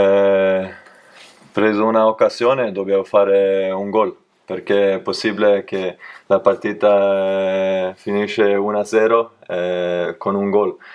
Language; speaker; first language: Italian; non-native, learner; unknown